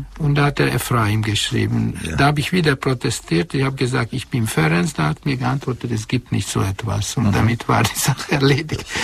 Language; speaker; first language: German; non-native, fluent; Hungarian